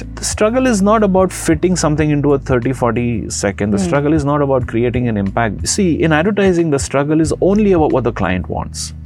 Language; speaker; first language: English; non-native, local second language; Gujarati